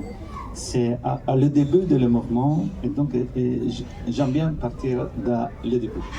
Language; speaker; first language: French; non-native, fluent; Italian